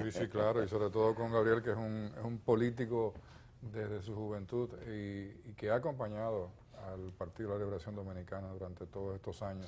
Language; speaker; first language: Spanish; native; Spanish